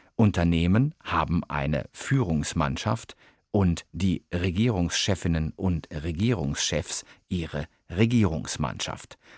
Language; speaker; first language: German; native; German